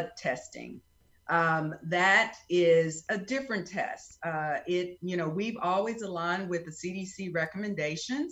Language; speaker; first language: English; native; English